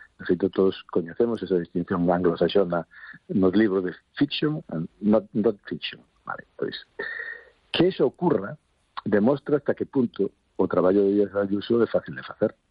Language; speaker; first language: Galician; non-native, local second language; Spanish